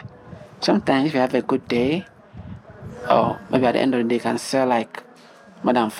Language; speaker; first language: English; non-native, local second language; Igbo